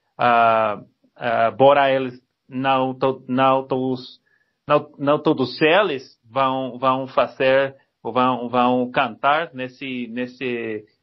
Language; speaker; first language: Portuguese; non-native, learner; Spanish